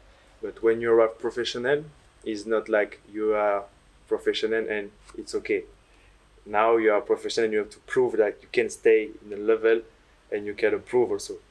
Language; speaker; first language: English; non-native, learner; French